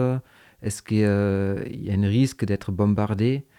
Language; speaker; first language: French; native; French